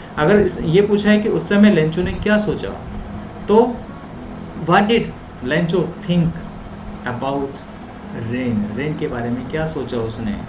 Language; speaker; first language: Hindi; native; Hindi